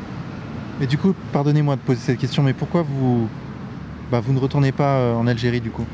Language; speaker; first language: French; native; French